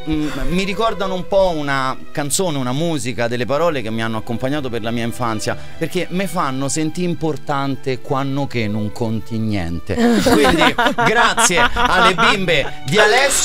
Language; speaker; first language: Italian; native; Italian